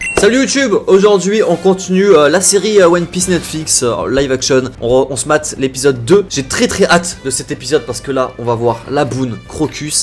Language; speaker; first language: French; native; French